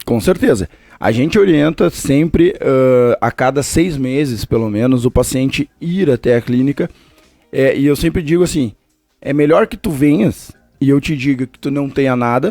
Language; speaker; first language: Portuguese; native; Portuguese